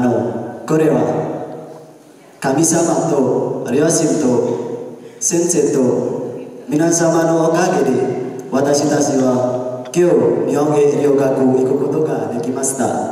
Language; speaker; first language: Japanese; non-native, learner; Indonesian